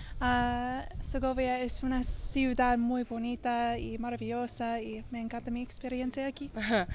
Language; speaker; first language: Spanish; non-native, learner; English